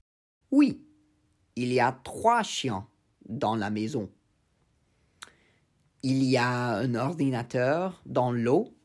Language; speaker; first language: French; non-native, fluent; English